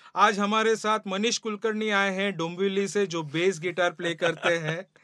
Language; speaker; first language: Hindi; non-native, local second language; Marathi